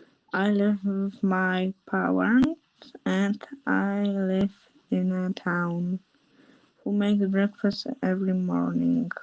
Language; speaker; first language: English; non-native, learner; Polish